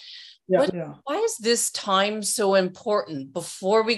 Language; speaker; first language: English; native; English